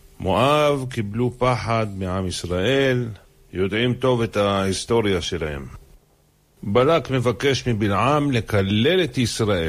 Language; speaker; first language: Hebrew; native; Hebrew